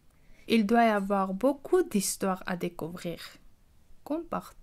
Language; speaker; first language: French; non-native, learner; Armenian